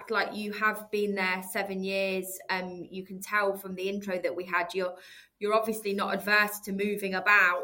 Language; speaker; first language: English; native; English